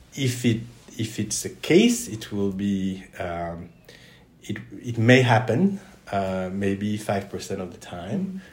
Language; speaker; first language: English; non-native, fluent; French